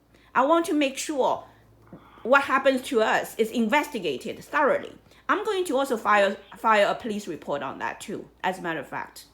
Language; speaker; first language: English; non-native, fluent; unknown